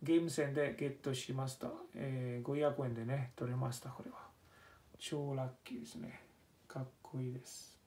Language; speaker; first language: Japanese; non-native, fluent; Italian